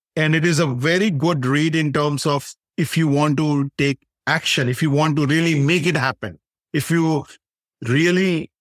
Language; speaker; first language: English; non-native, local second language; Hindi